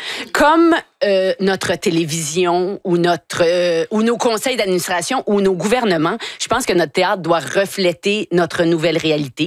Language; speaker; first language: French; native; French